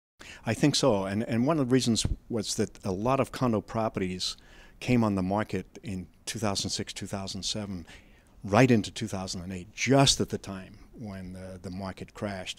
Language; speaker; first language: English; native; English